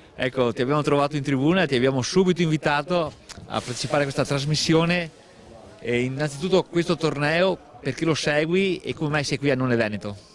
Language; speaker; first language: Italian; native; Italian